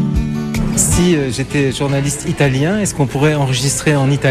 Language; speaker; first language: French; native; French